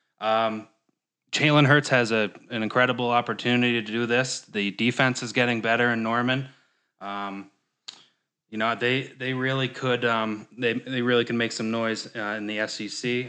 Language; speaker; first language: English; native; English